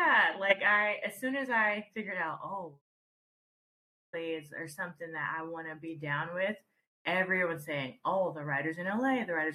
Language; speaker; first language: English; native; English